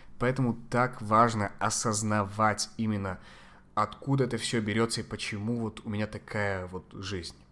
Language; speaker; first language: Russian; non-native, fluent; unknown